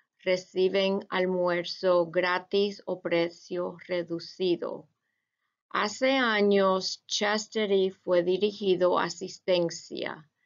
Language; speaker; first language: Spanish; non-native, fluent; English